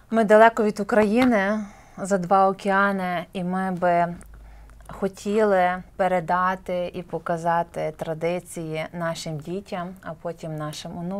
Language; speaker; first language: Ukrainian; native; Ukrainian